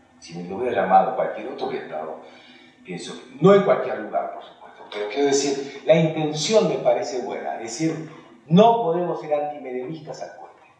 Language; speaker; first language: Spanish; early bilingual, other home language; Hungarian